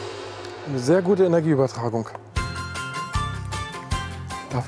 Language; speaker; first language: German; native; German